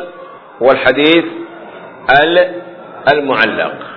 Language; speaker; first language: Arabic; non-native, fluent; Swahili